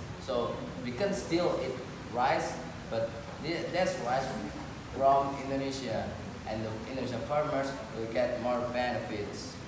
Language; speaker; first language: English; non-native, learner; Indonesian